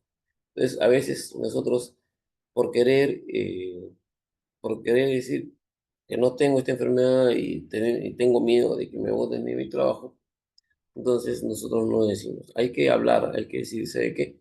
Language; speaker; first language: Spanish; native; Spanish